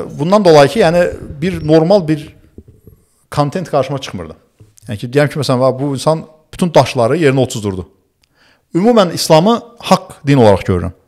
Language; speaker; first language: Azerbaijani; early bilingual, other home language; Turkish